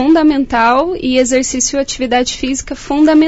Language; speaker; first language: Portuguese; native; Portuguese